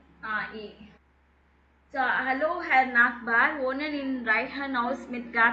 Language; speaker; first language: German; non-native, learner; Tamil